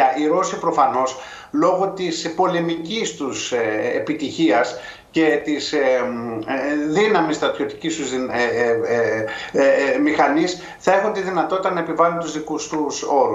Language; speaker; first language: Greek; native; Greek